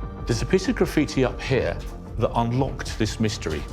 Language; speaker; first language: English; native; English